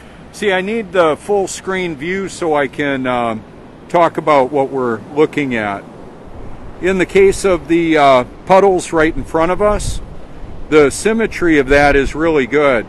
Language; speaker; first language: English; native; English